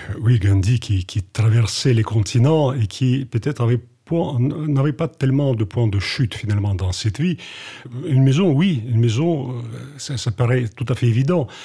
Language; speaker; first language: French; non-native, fluent; Russian